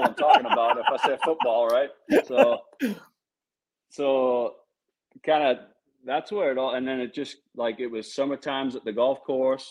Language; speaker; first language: English; native; English